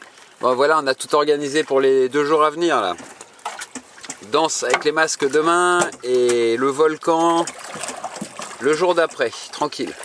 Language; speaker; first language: French; native; French